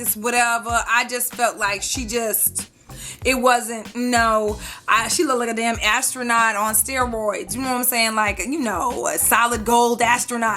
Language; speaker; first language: English; native; English